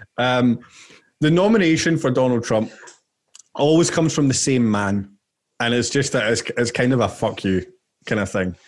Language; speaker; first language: English; native; English